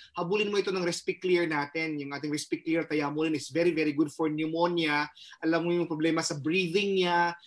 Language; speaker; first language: Filipino; non-native, local second language; Cebuano